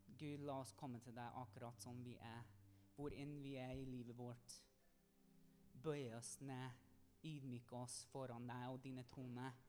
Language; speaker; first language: Norwegian; non-native, fluent; English